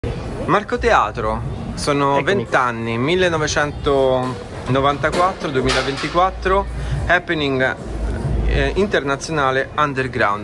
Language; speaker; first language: Italian; native; Italian